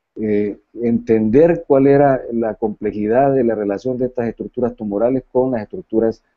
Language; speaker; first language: Spanish; native; Spanish